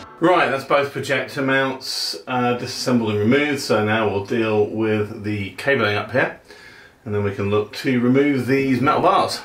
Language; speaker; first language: English; native; English